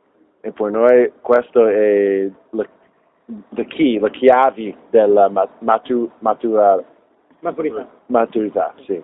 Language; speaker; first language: Italian; non-native, learner; English